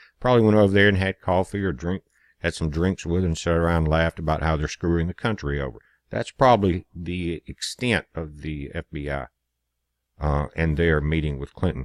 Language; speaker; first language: English; native; English